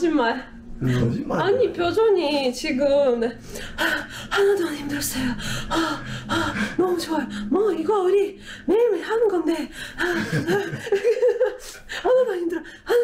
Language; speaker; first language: Korean; non-native, fluent; Russian